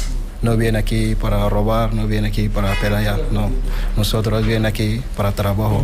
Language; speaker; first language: Spanish; non-native, learner; Wolof